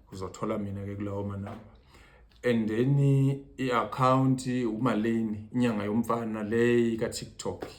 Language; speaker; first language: Zulu; non-native, fluent; Tsonga